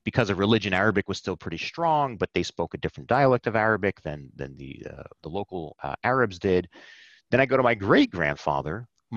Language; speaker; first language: English; native; English